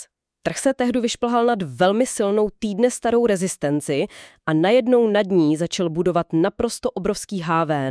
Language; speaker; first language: Czech; native; Czech